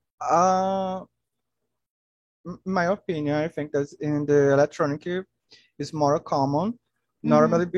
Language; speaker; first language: English; non-native, learner; Portuguese